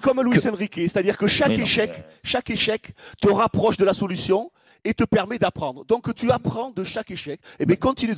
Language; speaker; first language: French; native; French